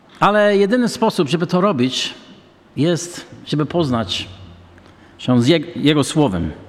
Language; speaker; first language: Polish; non-native, fluent; English